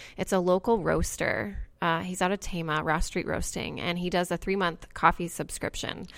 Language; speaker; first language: English; native; English